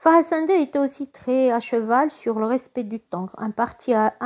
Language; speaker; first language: French; non-native, local second language; Arabic